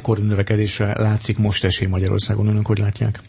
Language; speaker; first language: Hungarian; native; Hungarian